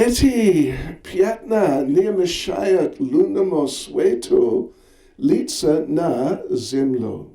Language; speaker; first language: Russian; non-native, learner; English